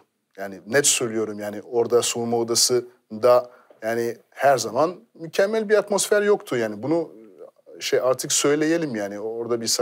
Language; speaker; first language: Turkish; non-native, fluent; French